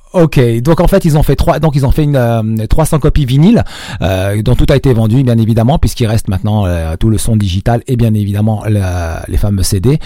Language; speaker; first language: French; non-native, local second language; Arabic